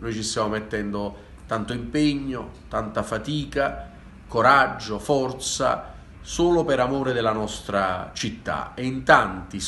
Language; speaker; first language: Italian; native; Italian